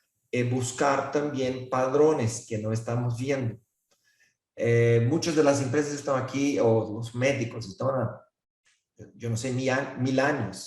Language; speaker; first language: Spanish; non-native, fluent; Portuguese